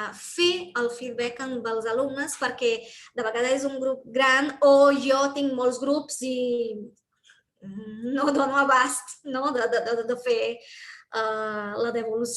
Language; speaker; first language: Catalan; non-native, fluent; Portuguese